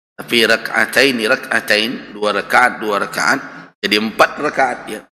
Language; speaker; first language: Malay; non-native, local second language; Minangkabau